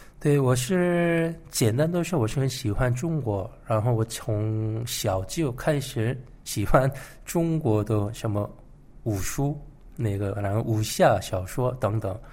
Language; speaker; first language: Chinese; non-native, fluent; Korean